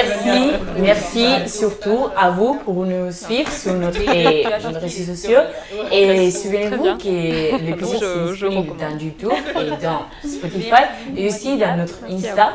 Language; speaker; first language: French; non-native, fluent; Spanish